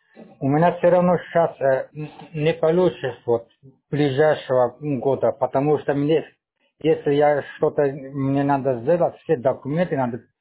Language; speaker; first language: Russian; non-native, local second language; Tajik